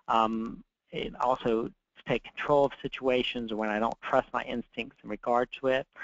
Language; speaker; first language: English; native; English